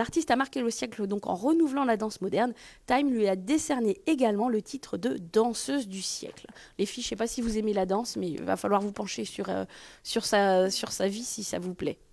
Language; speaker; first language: French; native; French